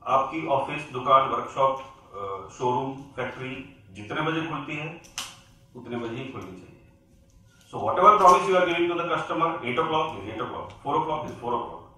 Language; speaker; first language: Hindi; non-native, local second language; Gujarati